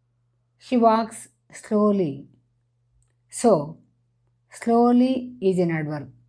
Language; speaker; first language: English; non-native, fluent; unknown